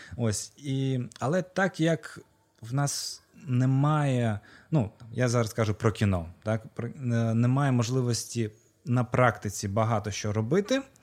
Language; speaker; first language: Ukrainian; non-native, local second language; Russian